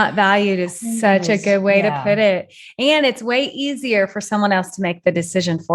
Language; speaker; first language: English; native; English